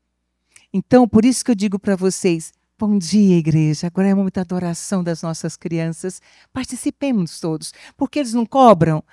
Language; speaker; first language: Portuguese; native; Portuguese